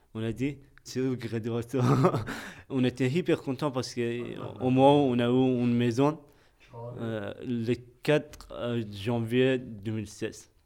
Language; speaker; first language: French; non-native, fluent; Persian